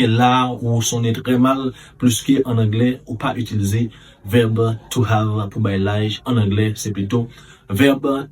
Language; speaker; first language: French; non-native, local second language; Haitian Creole